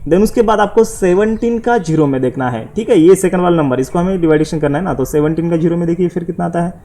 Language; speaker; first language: Hindi; non-native, local second language; Marathi